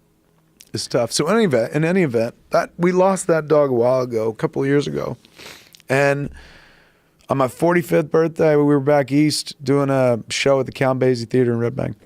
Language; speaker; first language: English; native; English